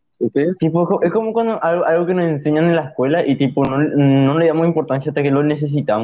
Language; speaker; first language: Spanish; native; Spanish